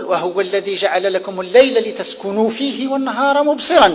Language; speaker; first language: Arabic; native; Arabic